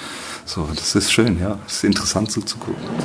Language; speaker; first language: German; native; German